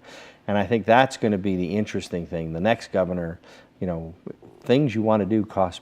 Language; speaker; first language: English; native; English